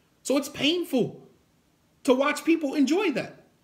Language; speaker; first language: English; native; English